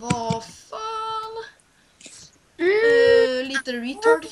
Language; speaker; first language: Swedish; native; Swedish